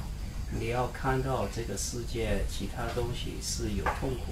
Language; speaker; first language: Chinese; non-native, learner; English